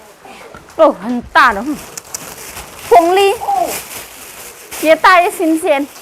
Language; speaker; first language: Chinese; non-native, local second language; Indonesian